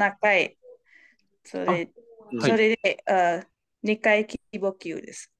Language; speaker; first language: Japanese; non-native, learner; Indonesian